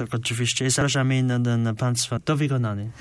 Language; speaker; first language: Polish; non-native, learner; Chinese